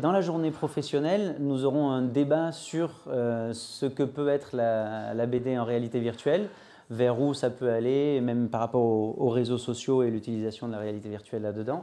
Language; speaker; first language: French; native; French